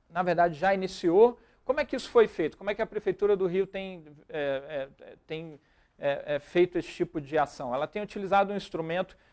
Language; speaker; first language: Portuguese; native; Portuguese